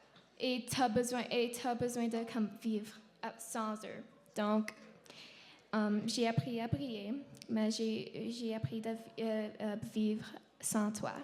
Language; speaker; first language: French; non-native, local second language; English